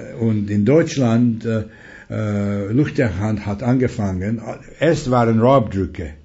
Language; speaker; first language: German; non-native, fluent; Hungarian